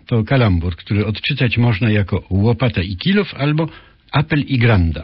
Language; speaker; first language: Polish; native; Polish